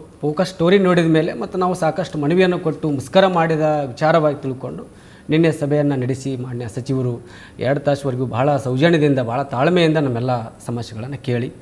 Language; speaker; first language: Kannada; native; Kannada